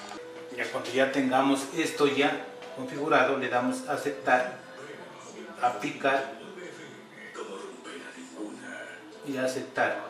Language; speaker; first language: Spanish; native; Spanish